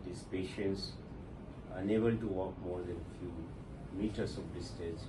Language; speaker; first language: English; non-native, local second language; Gujarati